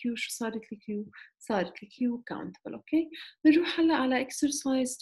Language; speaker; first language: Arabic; native; Arabic